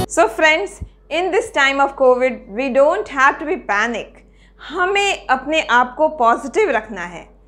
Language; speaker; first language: Hindi; native; Hindi